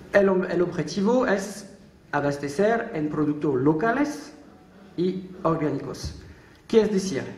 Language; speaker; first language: Spanish; non-native, learner; French